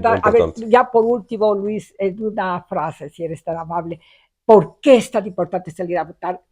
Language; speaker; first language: Spanish; native; Spanish